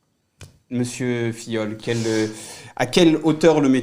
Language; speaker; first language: French; native; French